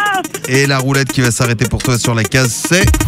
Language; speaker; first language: French; native; French